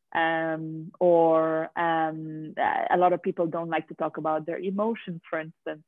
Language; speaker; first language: English; non-native, fluent; Arabic